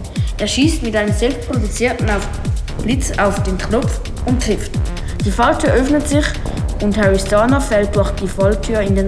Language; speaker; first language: German; native; German